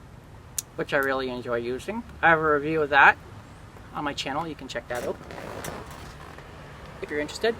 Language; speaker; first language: English; native; English